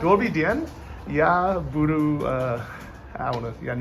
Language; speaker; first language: Ukrainian; non-native, learner; English